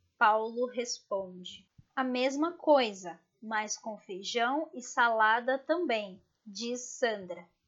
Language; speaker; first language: Portuguese; native; Portuguese